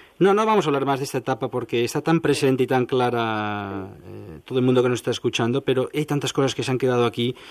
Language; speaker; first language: Spanish; non-native, local second language; Catalan